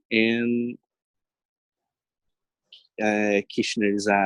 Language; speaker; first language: English; non-native, learner; Portuguese